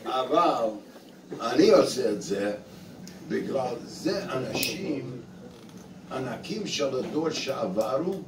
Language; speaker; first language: Hebrew; non-native, fluent; English